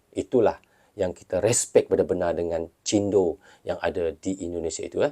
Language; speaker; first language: Malay; native; Malay